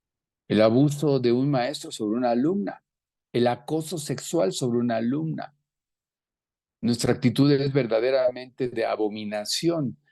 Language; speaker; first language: Spanish; native; Spanish